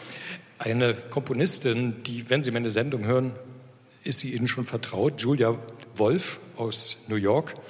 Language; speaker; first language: German; native; German